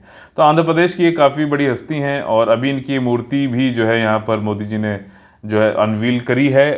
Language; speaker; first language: Hindi; native; Hindi